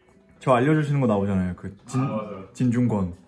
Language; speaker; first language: Korean; native; Korean